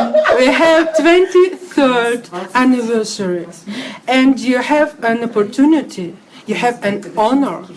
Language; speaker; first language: English; non-native, learner; Russian